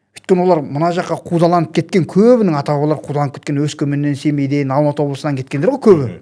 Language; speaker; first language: Kazakh; native; Kazakh